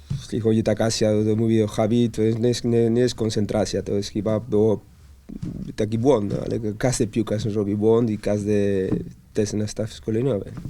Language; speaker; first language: Polish; non-native, learner; Spanish